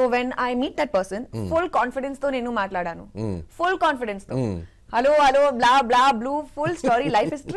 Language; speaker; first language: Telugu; non-native, fluent; Hindi